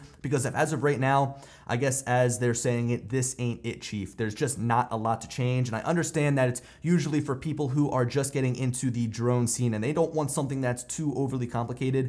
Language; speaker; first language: English; native; English